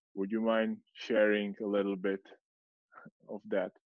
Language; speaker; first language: English; non-native, fluent; Czech